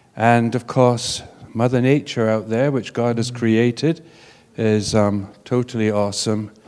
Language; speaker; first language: English; native; English